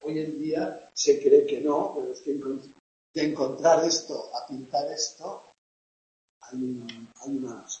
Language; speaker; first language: Spanish; non-native, local second language; Catalan